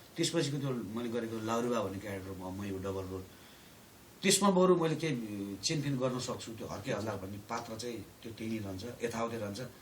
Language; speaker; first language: Nepali; native; Nepali